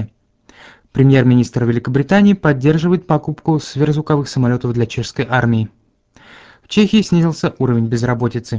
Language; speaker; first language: Russian; native; Russian